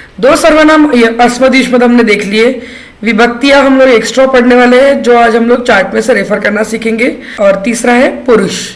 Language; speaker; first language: Hindi; non-native, local second language; Marathi